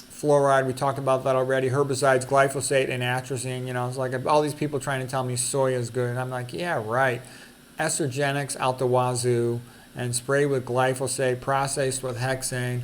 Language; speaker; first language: English; native; English